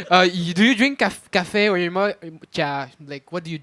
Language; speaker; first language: English; non-native, fluent; French